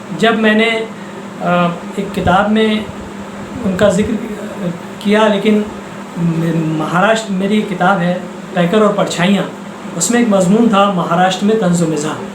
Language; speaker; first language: Urdu; native; Urdu